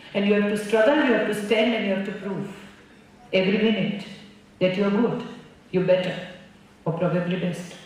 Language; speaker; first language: English; non-native, local second language; Gujarati